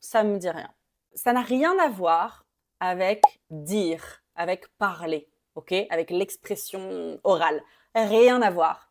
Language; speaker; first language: French; native; French